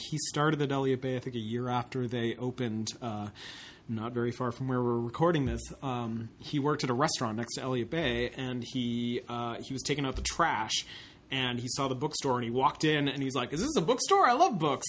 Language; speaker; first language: English; native; English